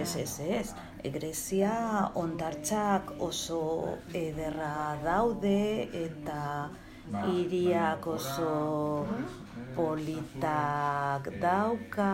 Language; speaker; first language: Basque; non-native, learner; Spanish